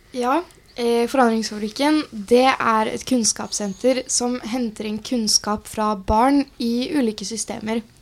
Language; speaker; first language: Norwegian; native; Norwegian